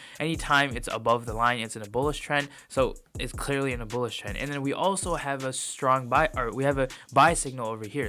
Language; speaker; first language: English; native; English